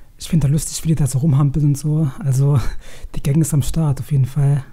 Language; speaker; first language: German; native; German